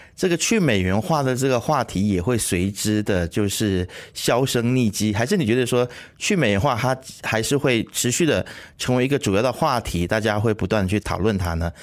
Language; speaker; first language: Chinese; native; Chinese